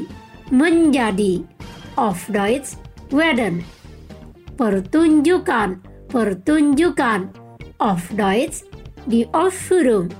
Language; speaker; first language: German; non-native, fluent; Indonesian